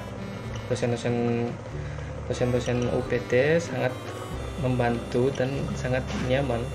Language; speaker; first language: Indonesian; non-native, learner; Turkmen